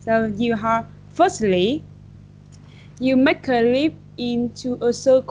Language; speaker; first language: English; non-native, fluent; Vietnamese